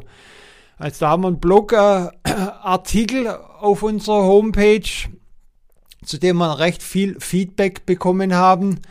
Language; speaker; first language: German; native; German